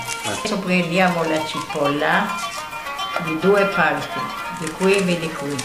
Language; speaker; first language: Italian; non-native, learner; Arabic